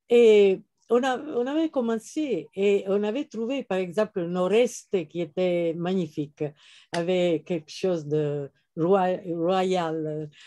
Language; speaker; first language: French; non-native, fluent; Italian